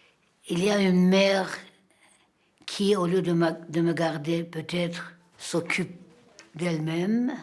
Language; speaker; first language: French; non-native, fluent; Armenian